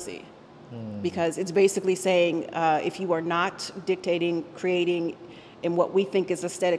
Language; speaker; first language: English; early bilingual, other home language; Spanish